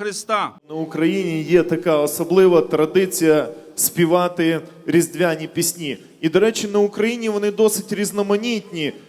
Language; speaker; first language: Ukrainian; native; Ukrainian